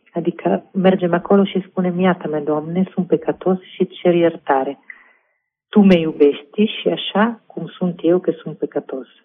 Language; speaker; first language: Romanian; non-native, fluent; Italian